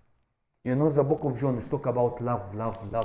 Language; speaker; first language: English; non-native, fluent; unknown